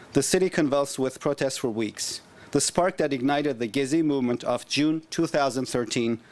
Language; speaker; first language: English; non-native, fluent; Turkish